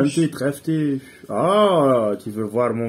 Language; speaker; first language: French; native; French